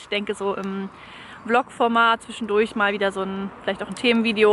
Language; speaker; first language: German; native; German